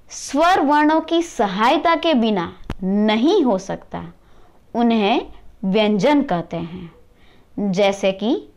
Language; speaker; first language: Hindi; non-native, local second language; Gujarati